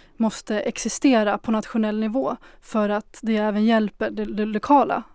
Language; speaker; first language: Swedish; early bilingual, other home language; Arabic